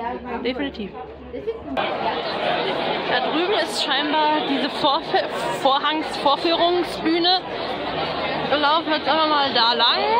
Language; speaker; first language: German; native; German